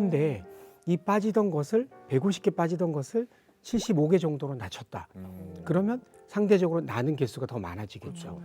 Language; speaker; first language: Korean; native; Korean